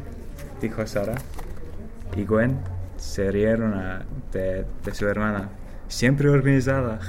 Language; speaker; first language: Spanish; non-native, learner; English